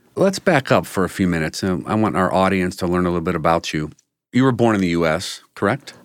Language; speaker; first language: English; native; English